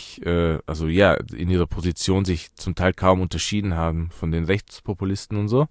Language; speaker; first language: German; early bilingual, other home language; Persian